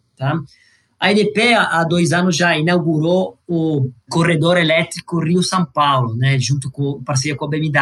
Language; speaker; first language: Portuguese; non-native, fluent; Italian